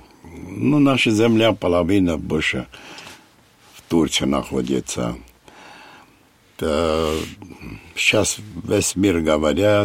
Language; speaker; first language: Russian; non-native, fluent; Armenian